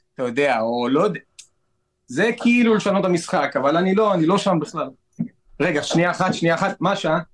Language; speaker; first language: Hebrew; native; Hebrew